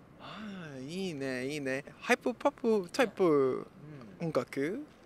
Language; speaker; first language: Japanese; non-native, learner; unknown